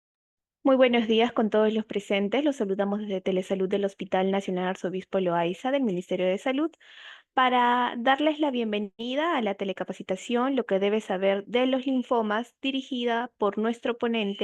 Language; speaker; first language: Spanish; native; Spanish